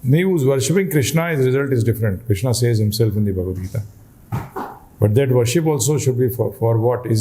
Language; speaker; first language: English; non-native, local second language; Hindi